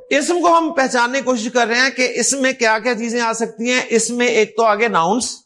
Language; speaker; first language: Urdu; native; Urdu